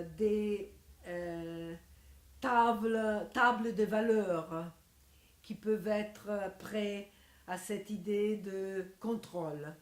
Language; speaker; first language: French; non-native, fluent; Italian